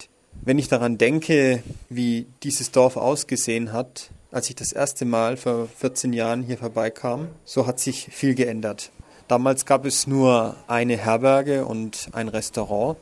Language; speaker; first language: German; native; German